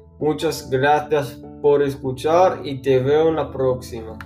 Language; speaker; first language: Spanish; non-native, learner; English